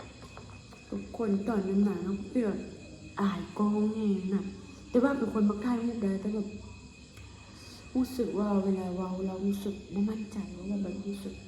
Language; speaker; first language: Thai; non-native, local second language; Lao